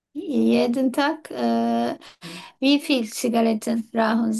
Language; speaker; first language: German; non-native, learner; Turkish